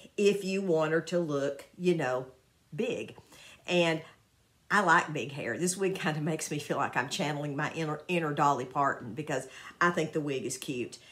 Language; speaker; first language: English; native; English